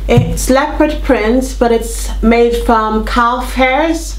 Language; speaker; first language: English; native; English